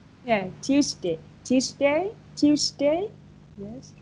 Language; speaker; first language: English; non-native, fluent; Vietnamese